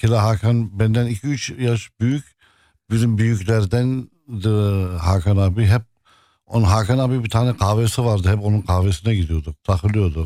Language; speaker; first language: Turkish; non-native, fluent; Arabic